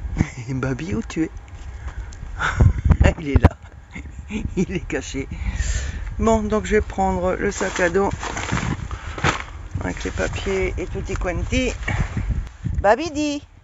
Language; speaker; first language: French; native; French